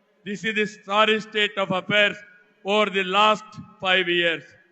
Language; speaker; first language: English; non-native, local second language; Telugu